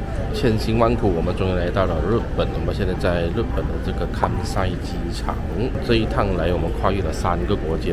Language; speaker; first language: Chinese; native; Chinese